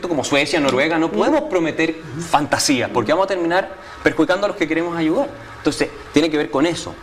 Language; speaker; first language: Spanish; native; Spanish